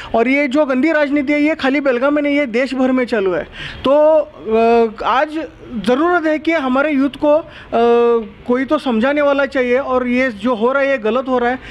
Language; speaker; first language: Hindi; non-native, local second language; Marathi